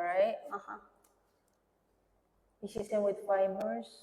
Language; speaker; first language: English; non-native, local second language; Indonesian